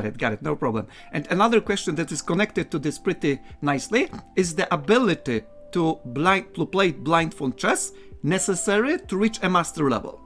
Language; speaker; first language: English; non-native, fluent; Polish